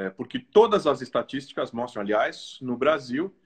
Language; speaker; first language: Portuguese; native; Portuguese